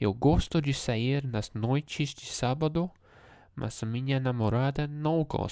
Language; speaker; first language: Portuguese; non-native, learner; English